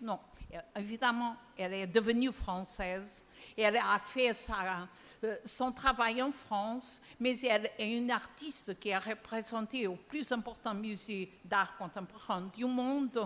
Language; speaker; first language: French; non-native, fluent; Portuguese